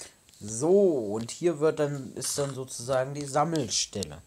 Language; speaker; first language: German; native; German